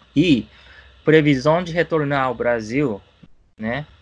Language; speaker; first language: Portuguese; non-native, fluent; Japanese